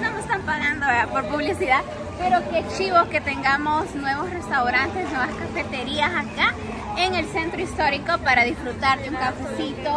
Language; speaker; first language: Spanish; native; Spanish